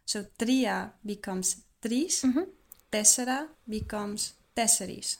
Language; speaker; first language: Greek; non-native, learner; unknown